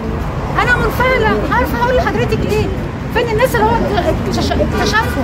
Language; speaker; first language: Arabic; native; Arabic